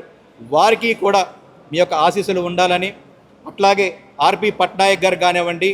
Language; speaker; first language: Telugu; native; Telugu